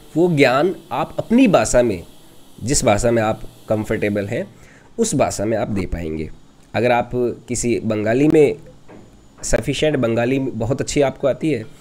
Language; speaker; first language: Hindi; non-native, local second language; Rajasthani